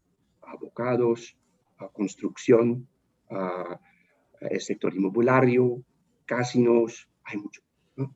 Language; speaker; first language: Spanish; non-native, fluent; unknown